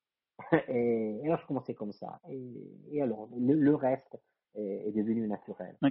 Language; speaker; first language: French; non-native, fluent; Italian